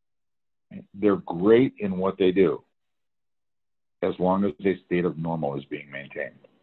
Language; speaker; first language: English; native; English